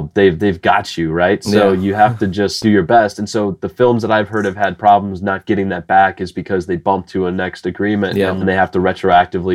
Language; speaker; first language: English; native; English